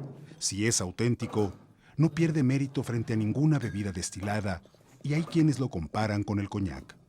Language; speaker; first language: Spanish; native; Spanish